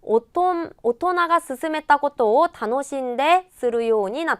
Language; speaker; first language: Japanese; non-native, fluent; Korean